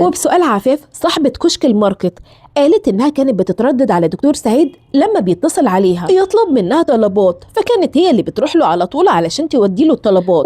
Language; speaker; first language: Arabic; native; Arabic